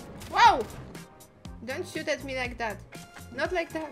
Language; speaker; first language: English; non-native, fluent; Polish